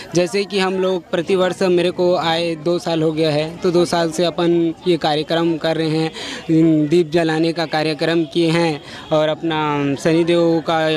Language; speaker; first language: Hindi; native; Hindi